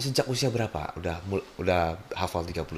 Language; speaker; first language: Indonesian; native; Indonesian